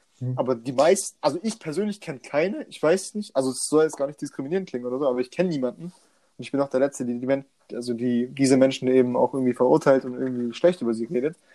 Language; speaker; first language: German; native; German